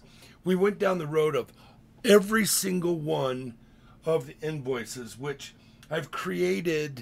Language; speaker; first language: English; native; English